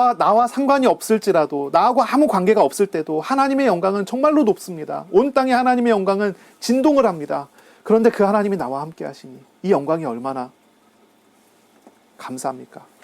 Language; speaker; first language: Korean; native; Korean